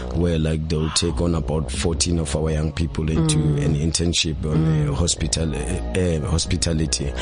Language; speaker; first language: English; non-native, local second language; Zulu